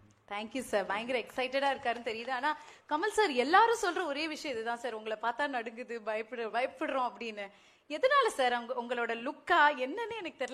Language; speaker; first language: Tamil; native; Tamil